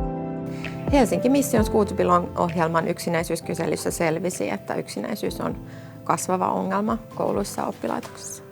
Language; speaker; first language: Finnish; native; Finnish